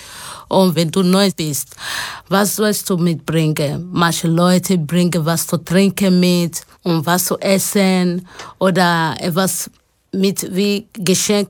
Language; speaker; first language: German; non-native, learner; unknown